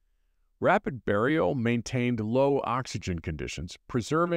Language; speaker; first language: English; native; English